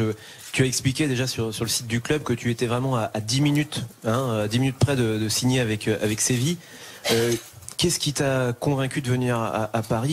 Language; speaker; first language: French; native; French